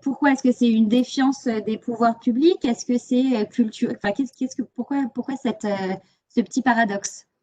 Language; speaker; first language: French; native; French